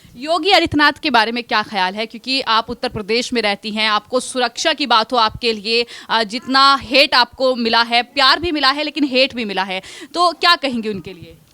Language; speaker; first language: Hindi; native; Hindi